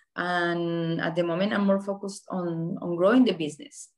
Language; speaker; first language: English; non-native, fluent; Spanish